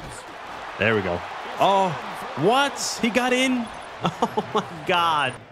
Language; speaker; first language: English; native; English